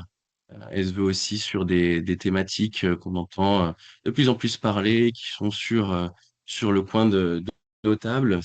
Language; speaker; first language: French; native; French